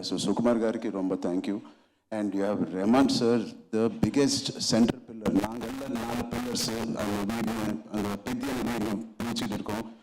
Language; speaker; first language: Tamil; non-native, local second language; Telugu